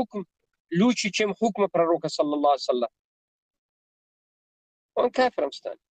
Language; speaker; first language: Russian; non-native, learner; Tajik